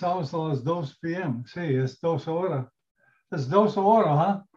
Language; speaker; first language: Spanish; non-native, learner; English